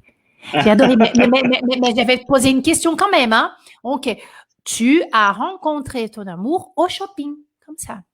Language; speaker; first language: French; non-native, fluent; Portuguese